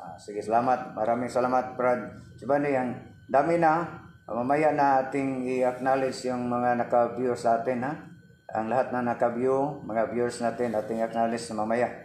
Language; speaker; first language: Filipino; non-native, local second language; Cebuano